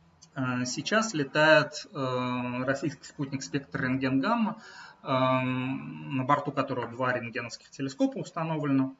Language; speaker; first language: Russian; native; Russian